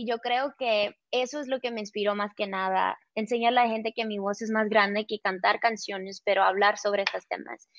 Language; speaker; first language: Spanish; early bilingual, heritage; Spanish